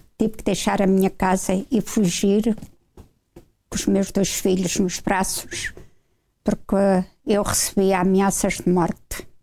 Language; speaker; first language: Portuguese; native; Portuguese